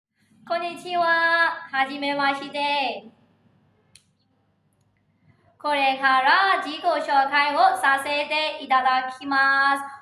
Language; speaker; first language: Japanese; non-native, learner; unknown